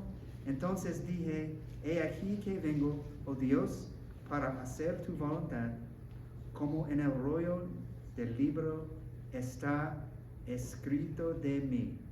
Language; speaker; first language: Spanish; non-native, learner; English